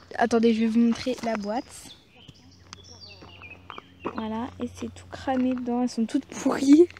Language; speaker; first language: French; native; French